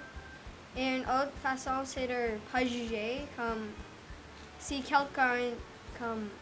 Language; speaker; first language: French; non-native, local second language; English